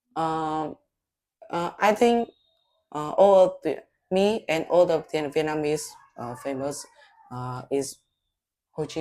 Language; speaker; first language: English; non-native, learner; Vietnamese